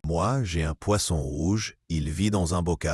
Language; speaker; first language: French; non-native, learner; Arabic